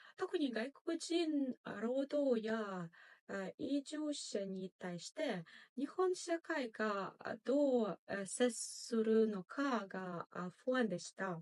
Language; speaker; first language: Japanese; non-native, fluent; Ukrainian